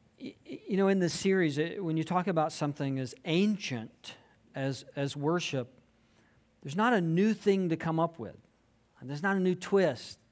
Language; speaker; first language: English; native; English